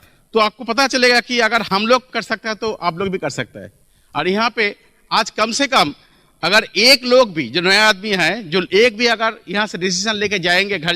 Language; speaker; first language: Hindi; non-native, local second language; Bangla